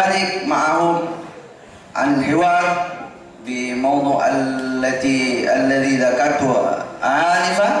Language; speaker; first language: Arabic; non-native, fluent; Indonesian